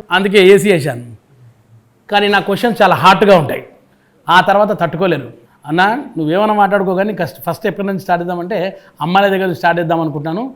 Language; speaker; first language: Telugu; native; Telugu